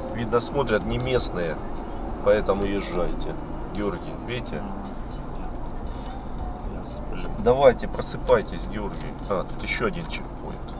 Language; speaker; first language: Russian; native; Russian